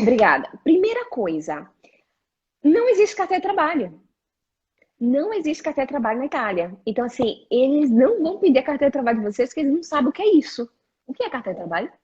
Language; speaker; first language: Portuguese; native; Portuguese